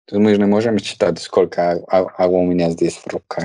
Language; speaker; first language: Russian; non-native, fluent; Spanish